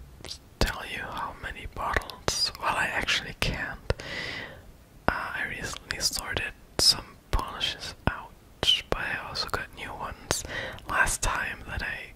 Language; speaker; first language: English; non-native, fluent; German